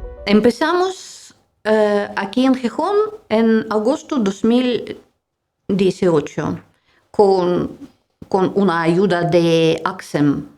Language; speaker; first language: Spanish; non-native, learner; Russian